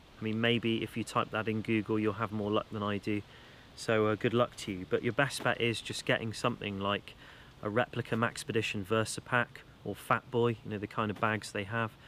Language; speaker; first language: English; native; English